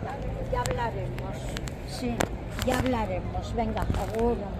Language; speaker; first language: Spanish; non-native, learner; Filipino